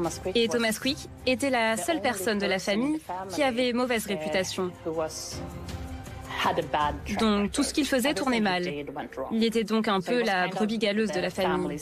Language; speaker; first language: French; native; French